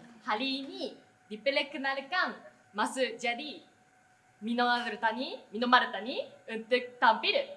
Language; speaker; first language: Indonesian; non-native, learner; Japanese